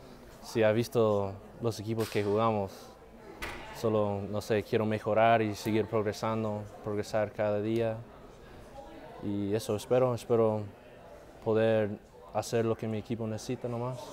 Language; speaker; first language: Spanish; non-native, learner; English